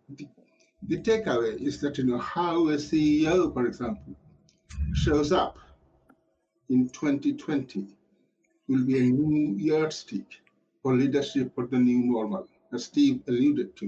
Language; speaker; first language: English; non-native, local second language; Bangla